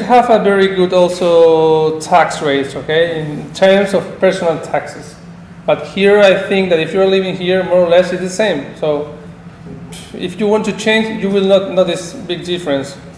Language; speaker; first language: English; non-native, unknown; Spanish